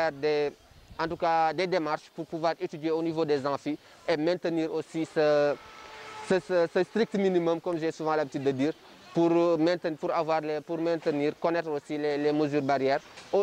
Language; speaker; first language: French; non-native, local second language; Wolof